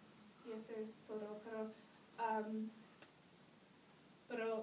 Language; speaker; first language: Spanish; non-native, learner; English